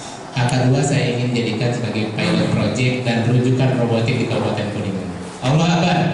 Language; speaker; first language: Indonesian; native; Indonesian